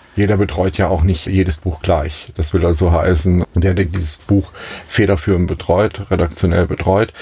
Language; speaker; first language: German; native; German